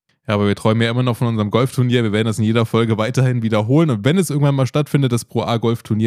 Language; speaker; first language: German; native; German